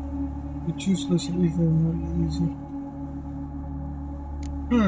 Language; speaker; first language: English; non-native, learner; Indonesian